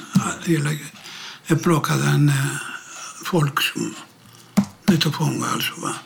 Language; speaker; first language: Swedish; non-native, learner; Greek